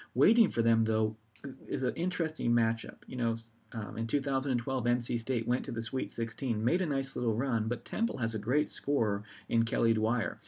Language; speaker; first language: English; native; English